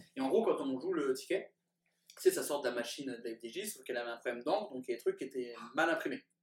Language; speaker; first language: French; native; French